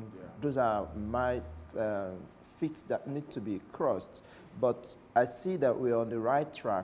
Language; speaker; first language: English; non-native, local second language; Igbo